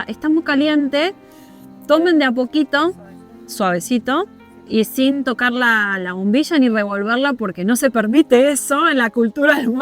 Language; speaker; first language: Spanish; native; Spanish